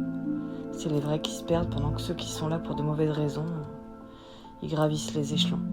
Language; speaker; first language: French; native; French